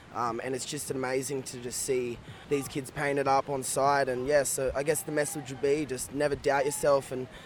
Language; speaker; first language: English; native; English